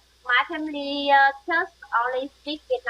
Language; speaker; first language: English; non-native, learner; Vietnamese